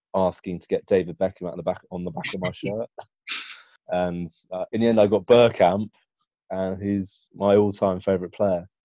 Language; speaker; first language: English; native; English